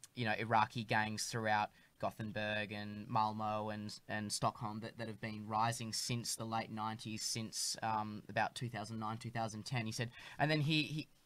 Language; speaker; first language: English; native; English